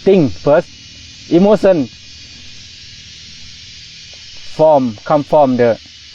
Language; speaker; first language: English; non-native, learner; Thai